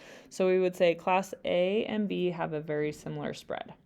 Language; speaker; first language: English; native; English